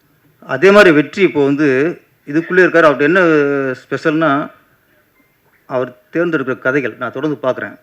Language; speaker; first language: Tamil; native; Tamil